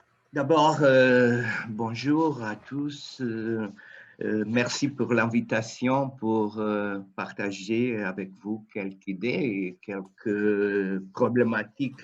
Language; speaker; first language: French; non-native, fluent; Portuguese